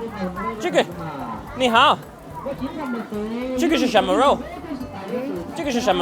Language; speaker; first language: Chinese; non-native, learner; English